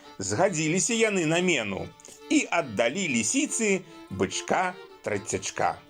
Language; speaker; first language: Belarusian; native; Belarusian